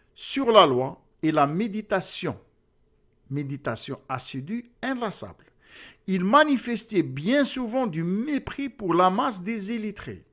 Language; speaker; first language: French; non-native, local second language; Arabic